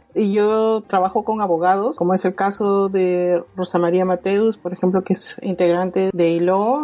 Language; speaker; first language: Spanish; native; Spanish